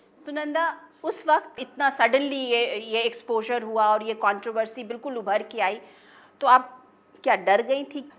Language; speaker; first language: Hindi; native; Hindi